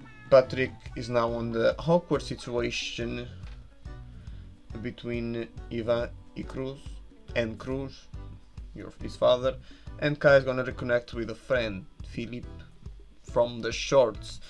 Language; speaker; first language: English; non-native, fluent; Portuguese